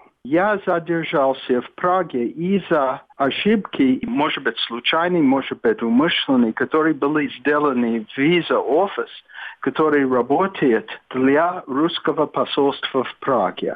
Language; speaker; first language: Russian; non-native, fluent; English